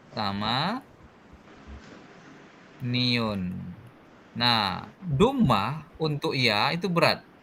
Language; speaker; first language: Indonesian; native; Indonesian